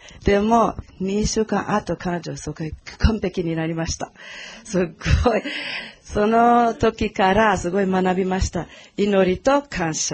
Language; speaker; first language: Japanese; non-native, learner; Portuguese